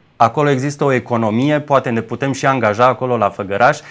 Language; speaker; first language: Romanian; native; Romanian